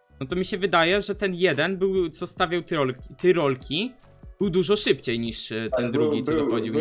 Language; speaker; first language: Polish; native; Polish